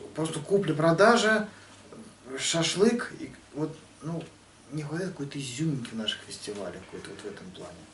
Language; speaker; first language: Russian; native; Russian